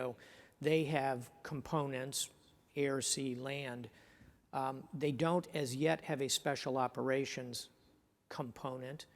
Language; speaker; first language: English; native; English